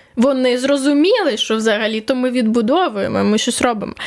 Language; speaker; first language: Ukrainian; native; Ukrainian